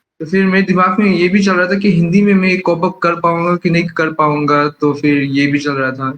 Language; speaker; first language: Hindi; non-native, local second language; Manipuri